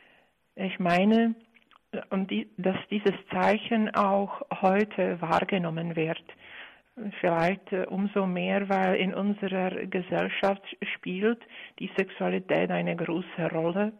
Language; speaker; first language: German; non-native, fluent; Czech